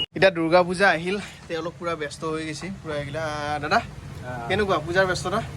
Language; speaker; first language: Assamese; native; Assamese